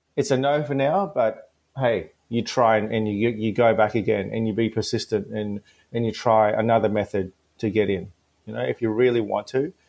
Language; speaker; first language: English; early bilingual, other home language; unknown